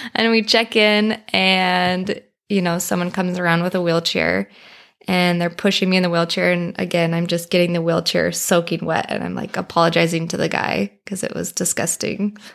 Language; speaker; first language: English; native; English